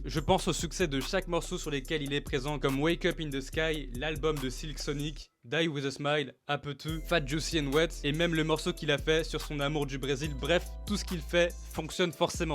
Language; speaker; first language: French; native; French